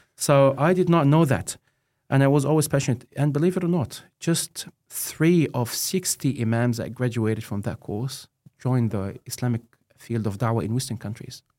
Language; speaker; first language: English; non-native, fluent; Arabic